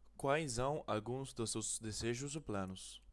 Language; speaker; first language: Portuguese; non-native, learner; Spanish